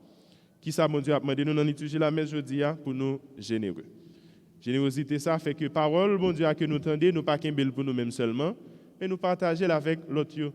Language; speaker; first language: French; non-native, local second language; Haitian Creole